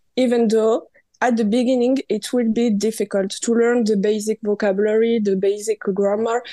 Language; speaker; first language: English; non-native, learner; French